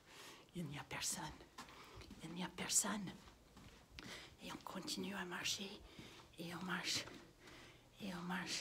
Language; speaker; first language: French; non-native, fluent; English